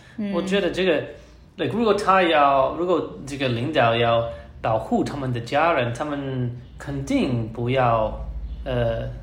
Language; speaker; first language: Chinese; non-native, learner; English